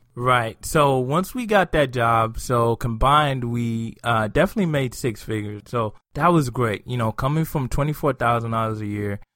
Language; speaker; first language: English; non-native, local second language; Yoruba